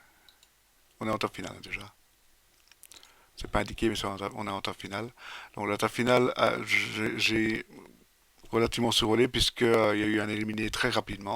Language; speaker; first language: French; native; French